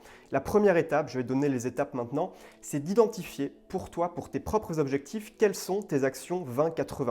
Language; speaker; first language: French; native; French